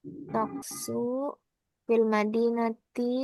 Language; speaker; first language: Arabic; non-native, fluent; Indonesian